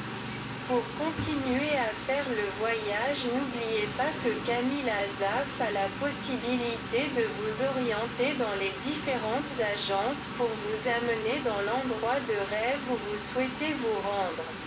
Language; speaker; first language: French; non-native, local second language; Haitian Creole